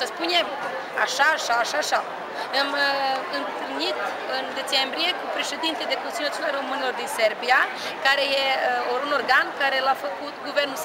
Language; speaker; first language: Romanian; early bilingual, heritage; Romanian